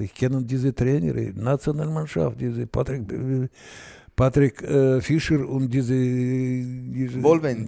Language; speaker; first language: German; non-native, learner; Russian